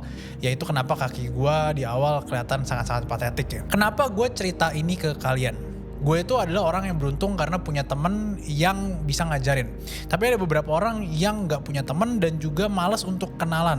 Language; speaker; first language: Indonesian; native; Indonesian